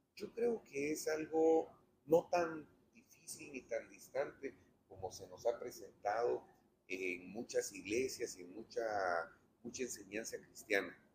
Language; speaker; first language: Spanish; native; Spanish